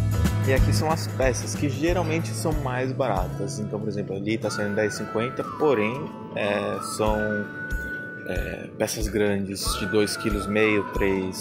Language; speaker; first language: Portuguese; native; Portuguese